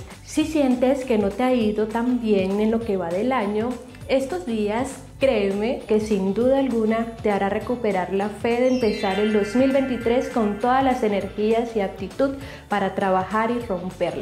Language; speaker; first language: Spanish; native; Spanish